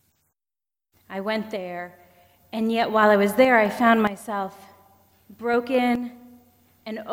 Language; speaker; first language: English; native; English